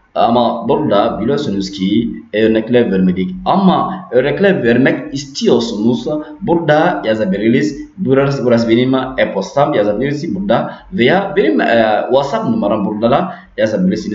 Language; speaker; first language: Turkish; non-native, fluent; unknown